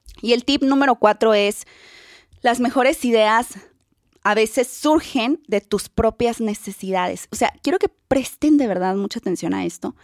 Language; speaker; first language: Spanish; native; Spanish